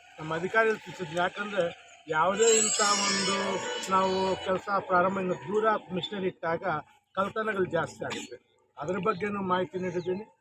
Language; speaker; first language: Kannada; non-native, local second language; Telugu